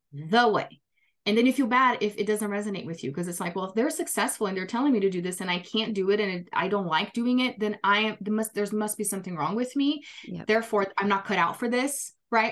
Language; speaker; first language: English; non-native, fluent; Portuguese